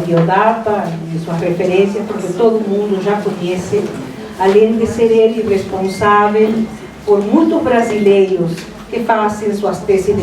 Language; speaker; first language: Portuguese; non-native, fluent; Spanish